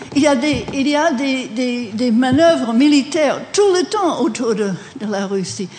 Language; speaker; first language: French; non-native, fluent; English